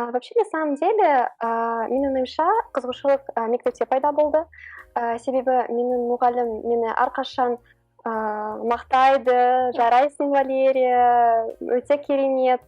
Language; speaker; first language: Kazakh; non-native, local second language; Russian